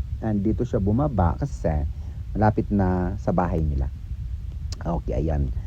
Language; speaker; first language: Filipino; non-native, local second language; Cebuano